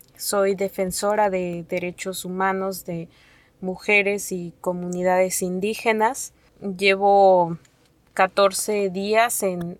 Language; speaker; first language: Spanish; non-native, local second language; Nahuatl languages